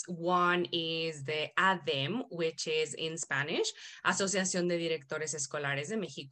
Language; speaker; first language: English; non-native, fluent; Spanish